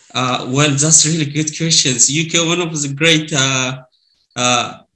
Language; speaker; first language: English; non-native, learner; Arabic